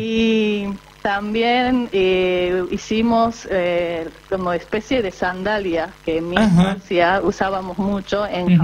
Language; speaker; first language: Spanish; non-native, fluent; Japanese